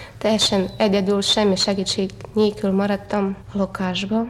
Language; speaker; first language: Hungarian; non-native, learner; Russian